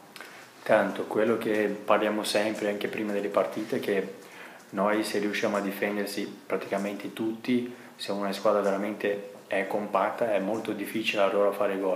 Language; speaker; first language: Italian; non-native, fluent; Portuguese